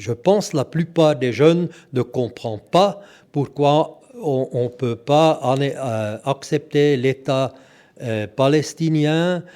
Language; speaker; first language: French; non-native, local second language; German